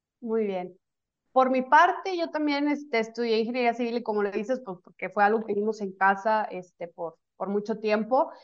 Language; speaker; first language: Spanish; native; Spanish